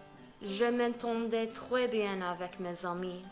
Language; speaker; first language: French; non-native, learner; English